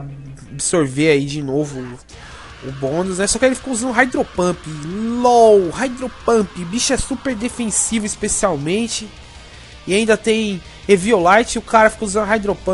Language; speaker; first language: Portuguese; native; Portuguese